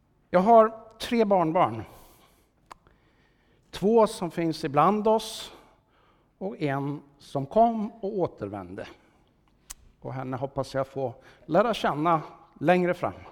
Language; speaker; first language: Swedish; native; Swedish